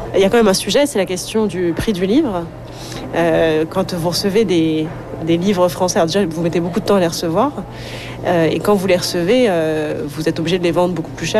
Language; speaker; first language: French; native; French